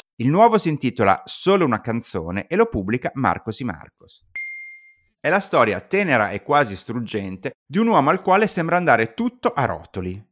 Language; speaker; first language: Italian; native; Italian